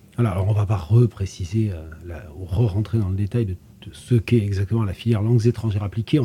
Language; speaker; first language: French; native; French